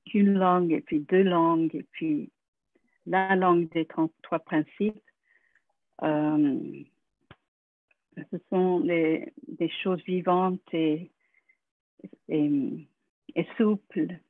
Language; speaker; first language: French; non-native, fluent; English